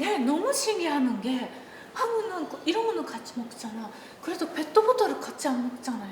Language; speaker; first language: Korean; non-native, learner; Japanese